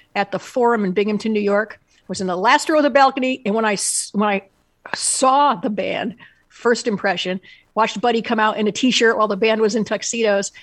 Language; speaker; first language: English; native; English